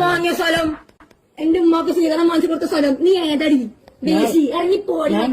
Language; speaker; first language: Malayalam; native; Malayalam